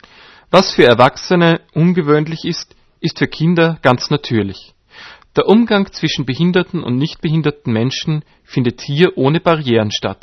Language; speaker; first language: German; native; German